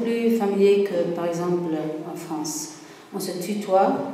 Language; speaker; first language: French; non-native, fluent; Swedish